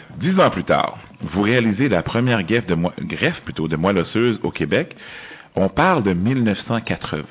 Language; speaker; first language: French; native; French